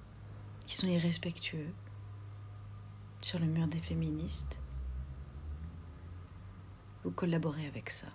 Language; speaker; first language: French; native; French